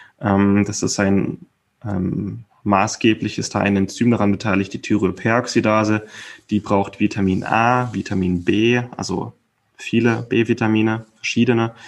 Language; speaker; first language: German; native; German